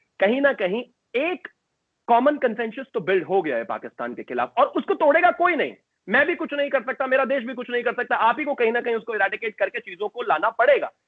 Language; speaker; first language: Hindi; native; Hindi